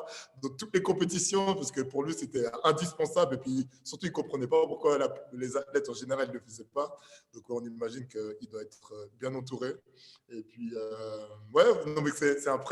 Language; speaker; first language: French; native; French